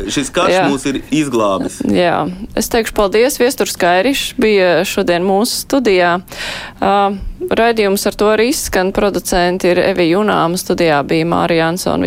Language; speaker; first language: Latvian; native; Latvian